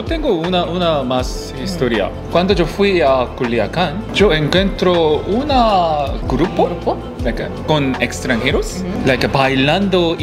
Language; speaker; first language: Spanish; non-native, learner; Korean